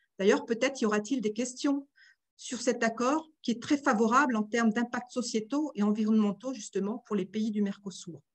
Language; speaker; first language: French; native; French